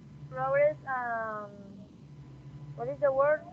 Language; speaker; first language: English; non-native, learner; Spanish